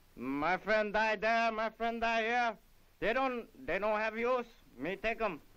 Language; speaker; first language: English; native; English